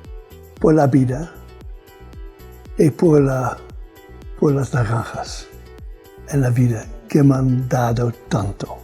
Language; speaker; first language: Spanish; non-native, fluent; Dutch